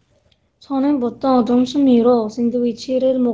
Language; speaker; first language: Korean; non-native, learner; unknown